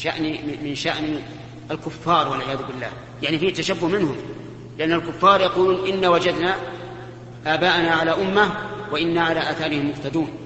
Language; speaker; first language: Arabic; native; Arabic